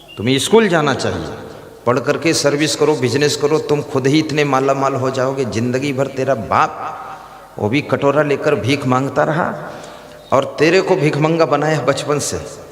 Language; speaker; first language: Hindi; native; Hindi